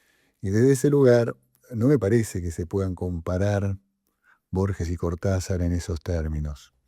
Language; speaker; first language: Spanish; native; Spanish